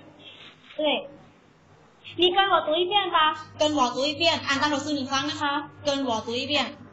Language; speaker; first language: Chinese; non-native, learner; Thai